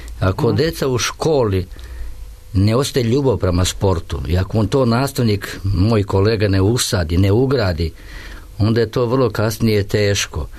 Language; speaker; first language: Serbian; native; Serbian